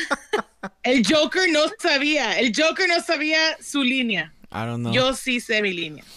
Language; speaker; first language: Spanish; early bilingual, heritage; Spanish